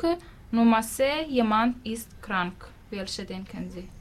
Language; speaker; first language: German; non-native, learner; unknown